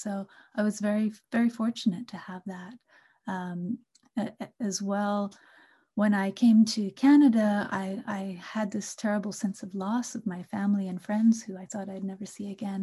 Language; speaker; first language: English; non-native, local second language; Bangla